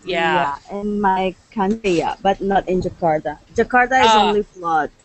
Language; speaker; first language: English; non-native, learner; Indonesian